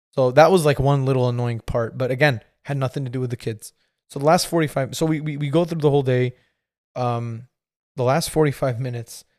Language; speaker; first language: English; native; English